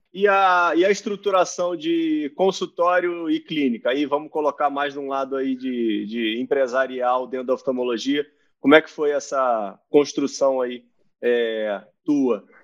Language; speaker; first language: Portuguese; native; Portuguese